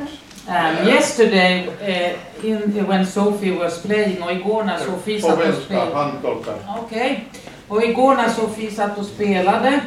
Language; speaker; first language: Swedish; native; Swedish